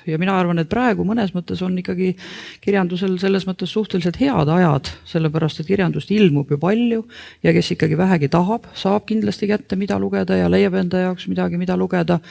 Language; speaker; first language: Estonian; native; Estonian